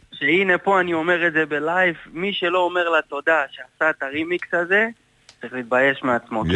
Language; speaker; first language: Hebrew; early bilingual, heritage; Hebrew